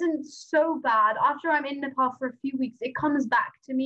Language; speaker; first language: English; non-native, local second language; Nepali